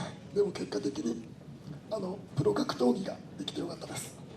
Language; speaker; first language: Japanese; native; Japanese